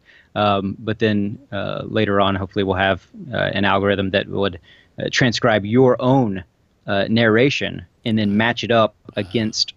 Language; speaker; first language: English; native; English